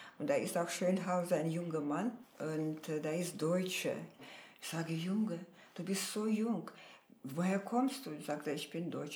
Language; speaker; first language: German; non-native, fluent; Armenian